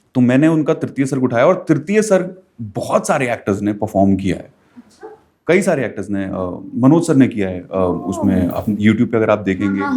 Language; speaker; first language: Hindi; native; Hindi